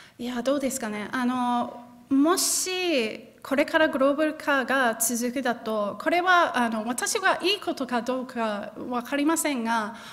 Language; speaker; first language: Japanese; non-native, fluent; English